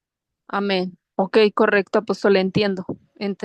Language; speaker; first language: Spanish; native; Spanish